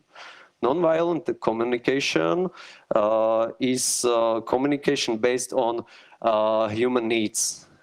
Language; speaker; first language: English; non-native, learner; Slovak